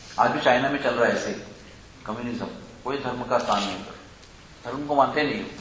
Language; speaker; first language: Hindi; non-native, local second language; Marathi